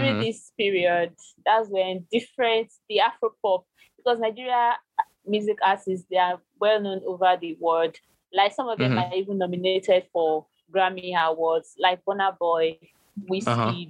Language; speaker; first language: English; non-native, local second language; Yoruba